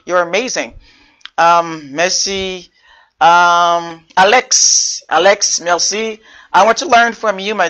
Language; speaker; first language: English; non-native, fluent; Haitian Creole